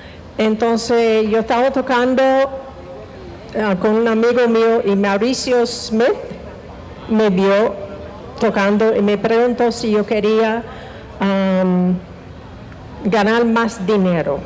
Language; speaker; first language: Spanish; non-native, fluent; English